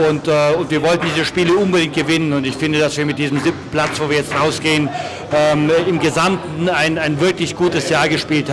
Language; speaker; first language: German; native; German